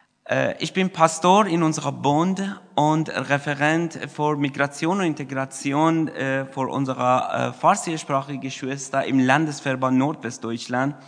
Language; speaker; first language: German; non-native, fluent; Persian